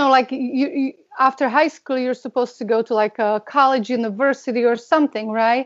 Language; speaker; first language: English; non-native, fluent; Slovak